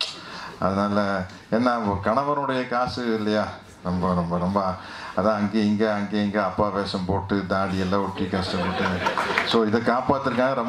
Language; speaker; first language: Tamil; native; Tamil